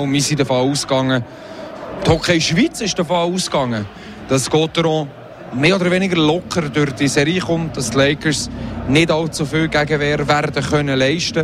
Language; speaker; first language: German; native; German